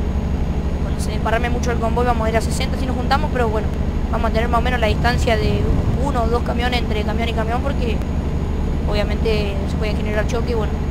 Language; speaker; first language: Spanish; native; Spanish